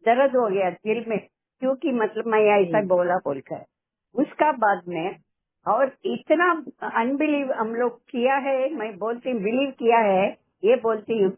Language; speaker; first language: Hindi; non-native, local second language; Tamil